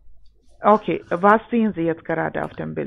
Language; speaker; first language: German; non-native, fluent; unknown